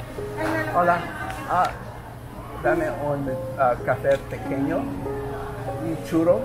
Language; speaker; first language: Spanish; non-native, learner; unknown